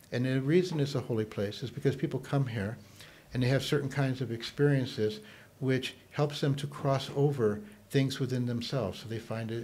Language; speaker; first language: English; native; English